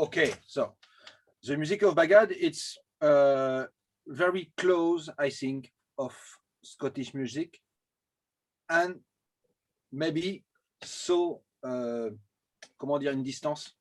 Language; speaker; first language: English; non-native, learner; French